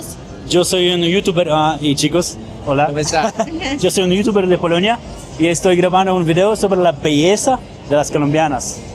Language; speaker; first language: Spanish; non-native, learner; Polish